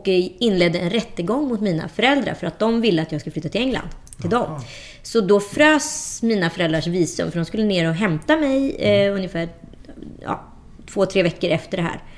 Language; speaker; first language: Swedish; native; Swedish